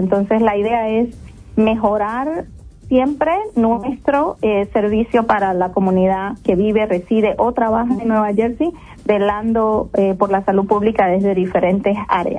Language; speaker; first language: Spanish; native; Spanish